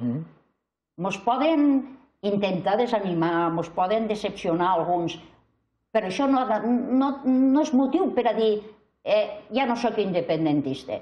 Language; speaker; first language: Catalan; native; Catalan